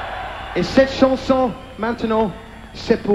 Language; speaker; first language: French; non-native, learner; English